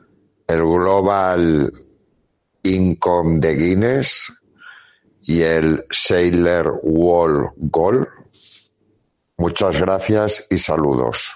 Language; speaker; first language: Spanish; native; Spanish